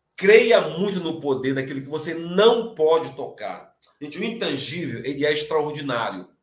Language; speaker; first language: Portuguese; native; Portuguese